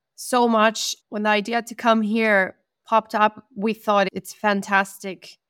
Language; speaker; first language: English; non-native, fluent; Spanish